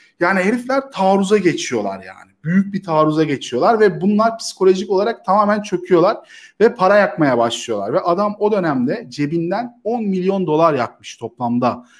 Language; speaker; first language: Turkish; native; Turkish